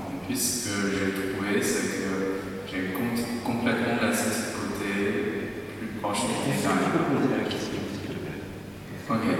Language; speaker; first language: French; non-native, learner; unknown